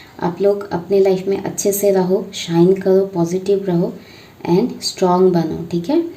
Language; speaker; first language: Hindi; non-native, local second language; Bangla